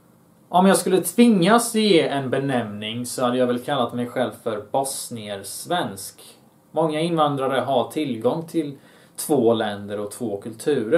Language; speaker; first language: Swedish; early bilingual, other home language; Bosnian